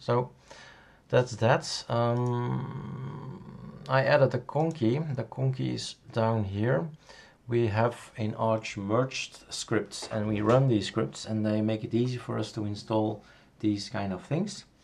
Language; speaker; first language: English; non-native, fluent; Dutch